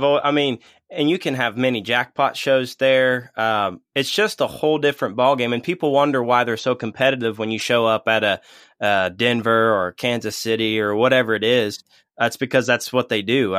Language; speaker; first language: English; native; English